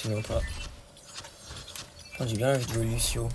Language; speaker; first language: French; native; French